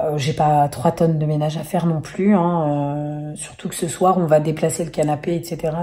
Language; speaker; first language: French; native; French